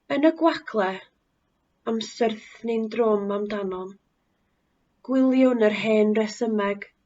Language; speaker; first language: Welsh; native; Welsh